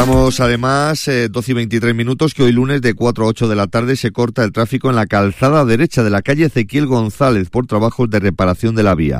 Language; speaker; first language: Spanish; native; Spanish